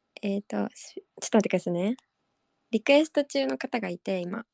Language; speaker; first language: Japanese; native; Japanese